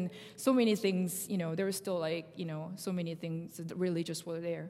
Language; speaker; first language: English; non-native, fluent; Korean